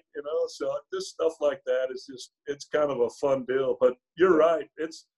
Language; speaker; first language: English; native; English